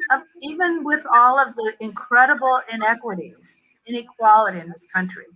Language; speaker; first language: English; native; English